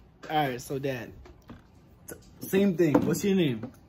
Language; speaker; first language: English; non-native, local second language; Spanish